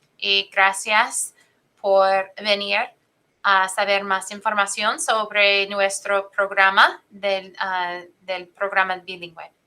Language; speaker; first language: Spanish; non-native, fluent; English